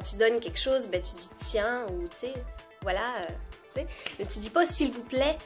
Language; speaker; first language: French; native; French